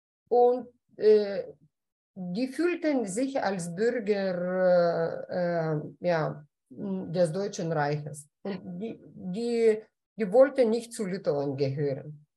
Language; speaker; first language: German; non-native, fluent; Lithuanian